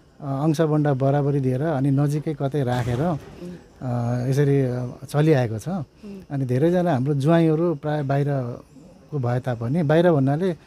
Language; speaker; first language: Nepali; native; Nepali